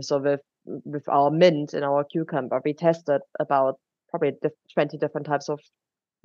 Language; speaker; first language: English; non-native, fluent; German